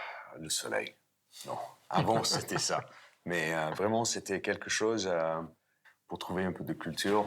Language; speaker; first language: French; non-native, fluent; English